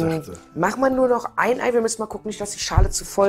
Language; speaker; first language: German; native; German